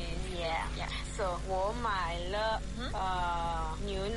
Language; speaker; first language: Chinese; non-native, learner; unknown